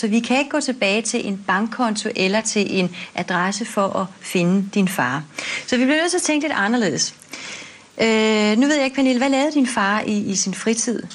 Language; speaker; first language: Danish; native; Danish